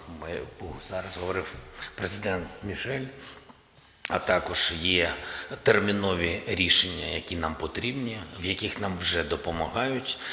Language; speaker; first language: Ukrainian; non-native, local second language; Russian